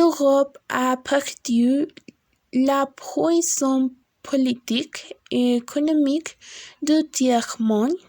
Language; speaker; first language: French; non-native, learner; Spanish